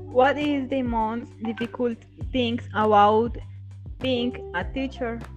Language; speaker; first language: English; non-native, learner; Spanish